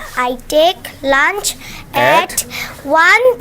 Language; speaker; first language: English; non-native, learner; Bangla